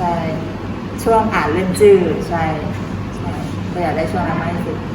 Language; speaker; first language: Thai; native; Thai